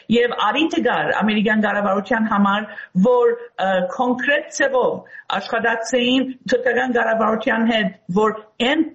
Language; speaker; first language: Armenian; early bilingual, heritage; Armenian